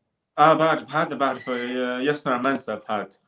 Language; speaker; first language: Arabic; non-native, learner; Chinese